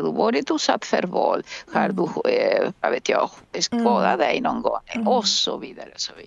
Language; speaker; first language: Swedish; non-native, fluent; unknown